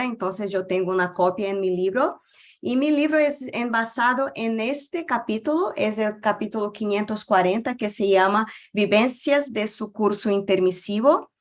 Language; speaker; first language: Spanish; non-native, fluent; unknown